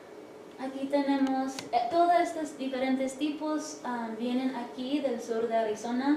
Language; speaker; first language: Spanish; early bilingual, heritage; English